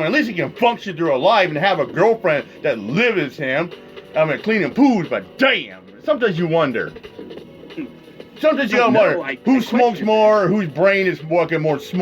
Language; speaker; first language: English; native; English